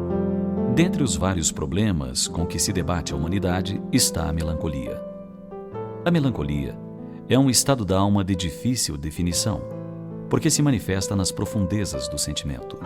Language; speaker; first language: Portuguese; native; Portuguese